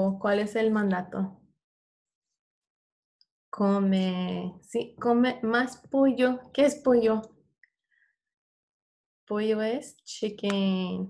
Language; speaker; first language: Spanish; non-native, fluent; English